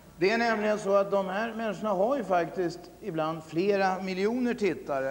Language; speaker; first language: Swedish; native; Swedish